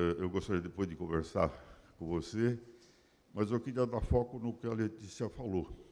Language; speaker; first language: Portuguese; early bilingual, other home language; Spanish